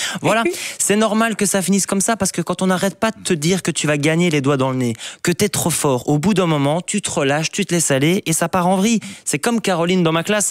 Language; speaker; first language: French; native; French